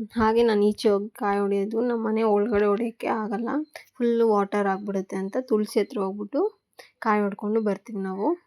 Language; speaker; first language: Kannada; non-native, local second language; Telugu